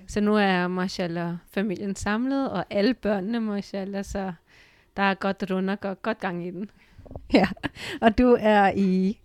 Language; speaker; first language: Danish; early bilingual, other home language; Urdu